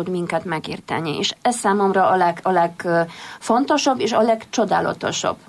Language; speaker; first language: Hungarian; non-native, fluent; Polish